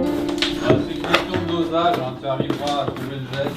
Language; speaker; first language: French; native; French